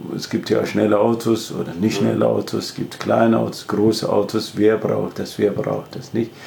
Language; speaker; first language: German; non-native, fluent; Amharic